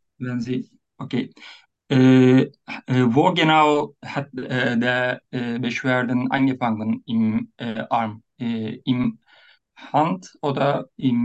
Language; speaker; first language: German; non-native, learner; Turkish